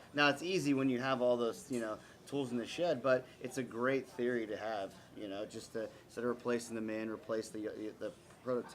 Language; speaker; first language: English; native; English